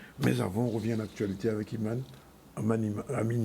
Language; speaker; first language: French; native; French